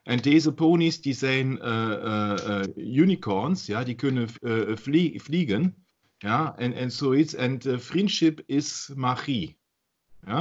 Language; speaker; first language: Dutch; non-native, learner; German